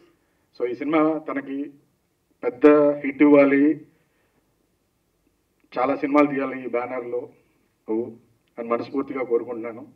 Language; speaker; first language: Telugu; native; Telugu